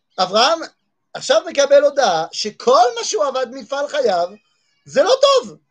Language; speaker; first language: Hebrew; non-native, fluent; French